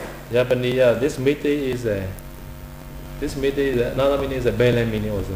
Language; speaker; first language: English; non-native, learner; Burmese